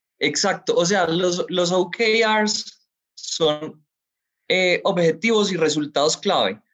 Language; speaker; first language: Spanish; native; Spanish